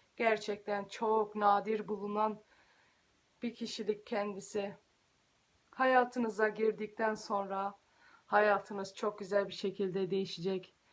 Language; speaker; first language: Turkish; early bilingual, heritage; Turkish